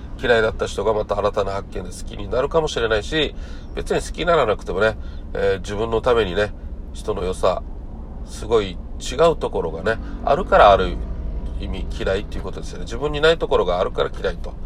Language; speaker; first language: Japanese; native; Japanese